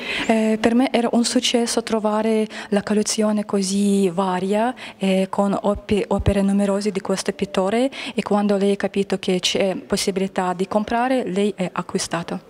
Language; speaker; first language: Italian; non-native, learner; Russian